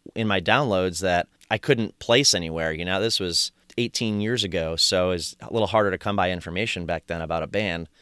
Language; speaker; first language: English; native; English